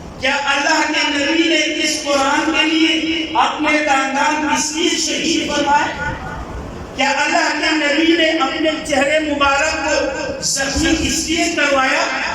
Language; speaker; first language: Urdu; non-native, local second language; Pashto